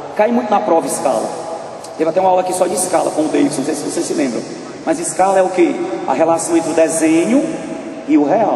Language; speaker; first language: Portuguese; native; Portuguese